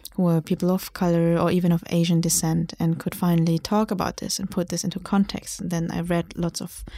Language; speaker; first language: English; non-native, fluent; German